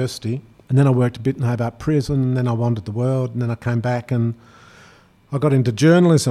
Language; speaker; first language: English; native; English